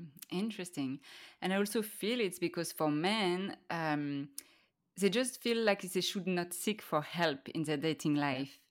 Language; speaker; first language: English; non-native, fluent; French